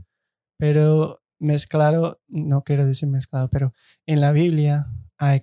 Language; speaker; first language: Spanish; non-native, fluent; English